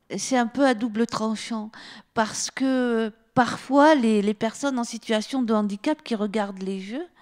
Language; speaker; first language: French; native; French